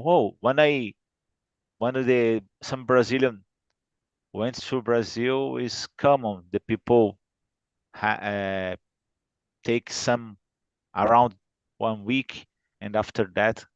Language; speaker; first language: English; non-native, fluent; Portuguese